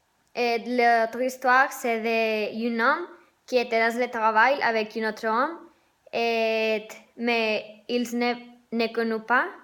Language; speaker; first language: French; non-native, learner; Spanish